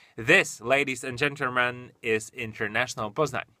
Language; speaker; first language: English; non-native, fluent; Polish